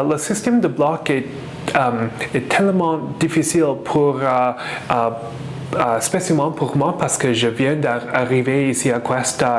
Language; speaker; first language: French; non-native, fluent; English